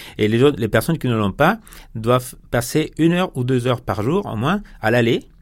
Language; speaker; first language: French; non-native, fluent; Spanish